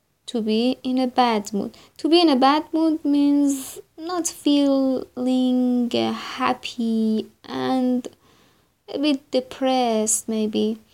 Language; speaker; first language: English; non-native, fluent; Persian